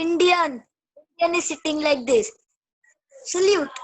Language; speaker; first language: English; non-native, learner; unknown